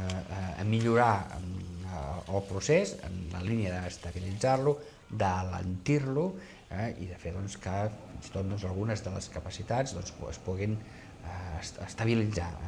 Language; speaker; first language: Catalan; native; Catalan